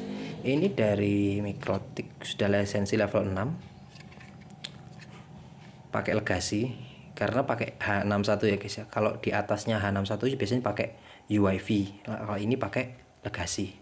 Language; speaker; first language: Indonesian; native; Indonesian